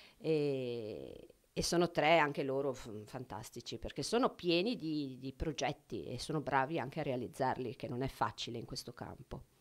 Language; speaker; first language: Italian; native; Italian